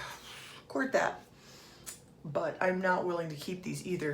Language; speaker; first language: English; native; English